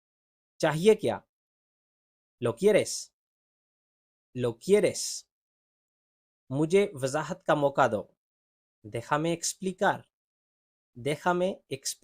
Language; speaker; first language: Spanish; non-native, fluent; Urdu